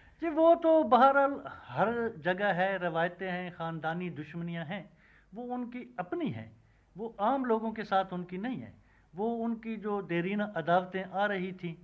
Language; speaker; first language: Urdu; non-native, local second language; Punjabi